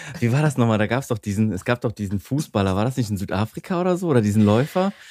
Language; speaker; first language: German; early bilingual, other home language; Greek